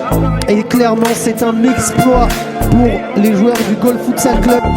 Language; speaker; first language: French; native; French